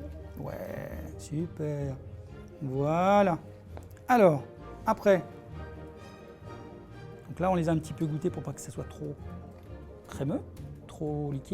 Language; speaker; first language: French; native; French